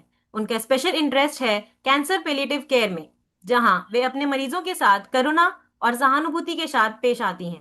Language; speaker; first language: Hindi; native; Hindi